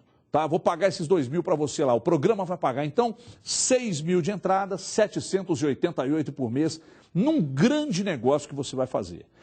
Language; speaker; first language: Portuguese; native; Portuguese